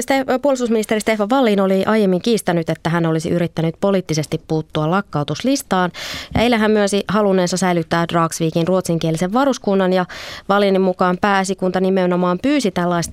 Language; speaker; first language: Finnish; native; Finnish